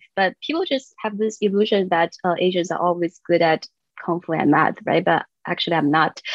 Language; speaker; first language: English; non-native, fluent; Chinese